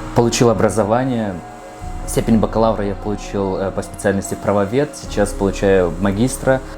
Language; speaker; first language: Russian; non-native, local second language; Tajik